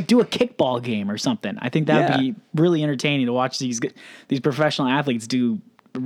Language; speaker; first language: English; native; English